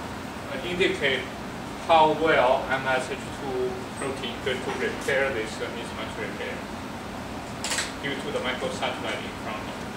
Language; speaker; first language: English; non-native, fluent; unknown